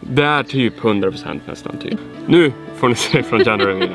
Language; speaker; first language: Swedish; native; Swedish